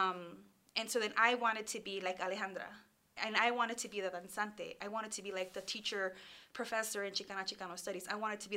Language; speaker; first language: English; early bilingual, other home language; Spanish